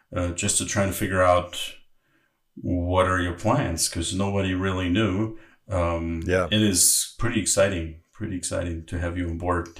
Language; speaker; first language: English; non-native, fluent; German